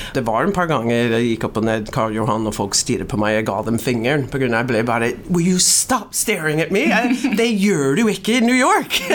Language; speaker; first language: Norwegian; non-native, fluent; English